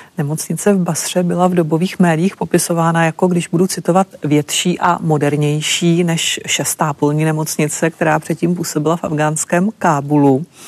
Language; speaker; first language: Czech; native; Czech